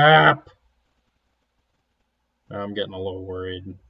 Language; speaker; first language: English; native; English